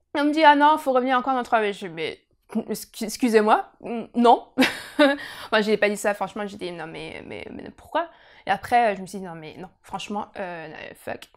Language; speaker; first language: French; native; French